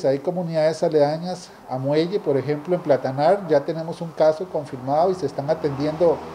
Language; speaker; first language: Spanish; native; Spanish